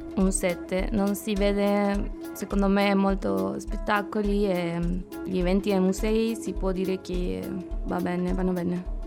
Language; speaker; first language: Italian; non-native, learner; Spanish